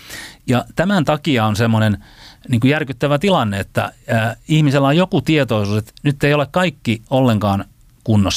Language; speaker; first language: Finnish; native; Finnish